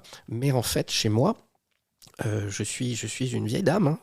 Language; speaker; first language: French; native; French